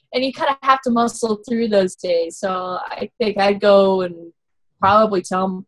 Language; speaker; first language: English; native; English